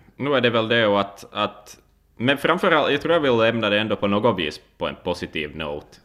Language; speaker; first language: Swedish; native; Swedish